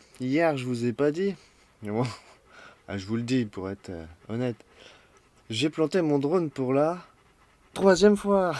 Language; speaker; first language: French; native; French